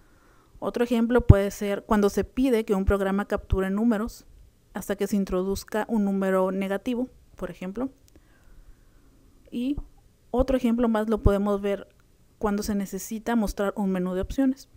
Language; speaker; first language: Spanish; native; Spanish